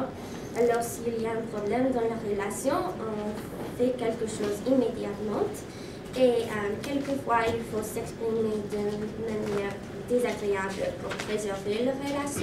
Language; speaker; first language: French; non-native, learner; English